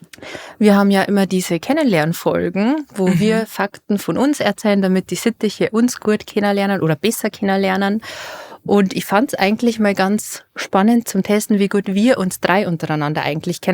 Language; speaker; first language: German; native; German